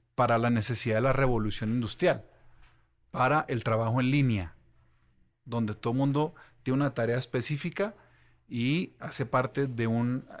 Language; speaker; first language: Spanish; native; Spanish